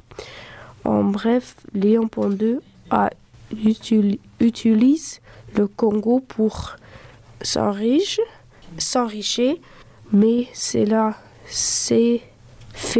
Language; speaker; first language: French; early bilingual, other home language; Dutch